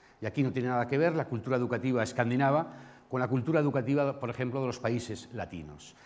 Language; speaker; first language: Spanish; native; Spanish